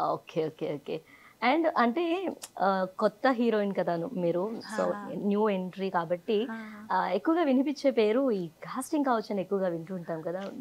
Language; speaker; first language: Telugu; native; Telugu